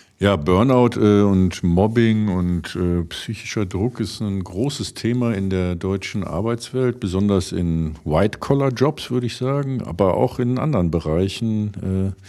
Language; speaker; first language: German; native; German